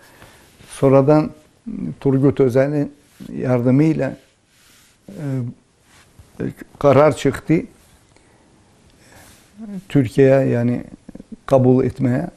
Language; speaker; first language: Turkish; early bilingual, heritage; Turkish